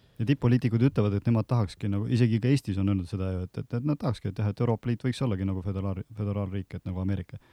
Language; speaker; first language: Estonian; native; Estonian